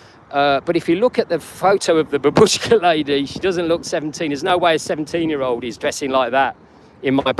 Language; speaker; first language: English; native; English